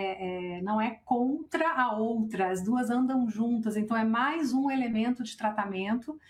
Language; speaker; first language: Portuguese; native; Portuguese